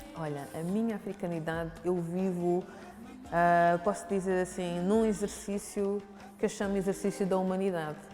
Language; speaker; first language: Portuguese; native; Portuguese